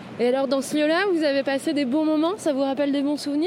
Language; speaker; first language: French; native; French